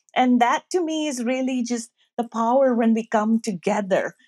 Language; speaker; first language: English; non-native, local second language; Urdu